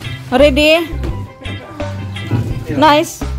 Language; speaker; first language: English; non-native, local second language; Malay